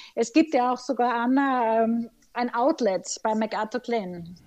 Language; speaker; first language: German; native; German